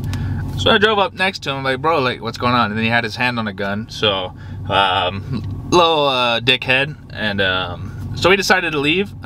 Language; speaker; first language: English; native; English